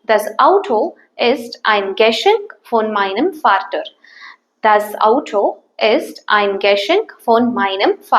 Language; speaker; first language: German; non-native, fluent; Tamil